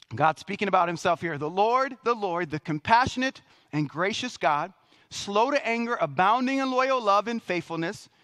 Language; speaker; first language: English; native; English